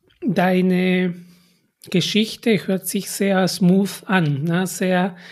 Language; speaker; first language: German; non-native, fluent; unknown